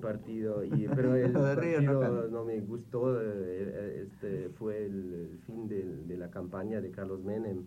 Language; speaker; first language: Spanish; non-native, fluent; German